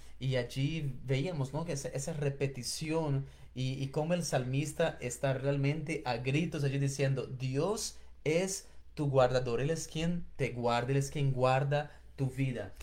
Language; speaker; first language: Spanish; non-native, fluent; Portuguese